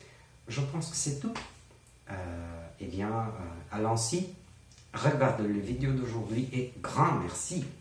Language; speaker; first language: French; non-native, learner; Portuguese